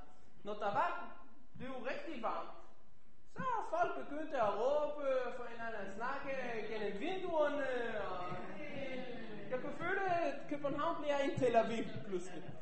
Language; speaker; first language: Danish; non-native, fluent; Hebrew